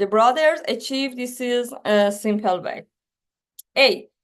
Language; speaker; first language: English; non-native, learner; Persian